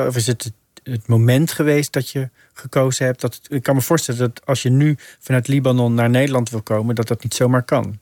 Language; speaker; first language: Dutch; native; Dutch